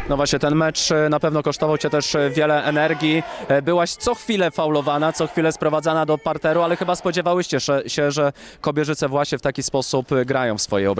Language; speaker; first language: Polish; native; Polish